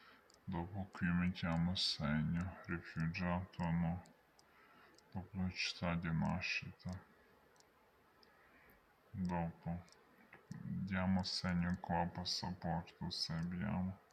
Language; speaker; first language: Italian; non-native, learner; Ukrainian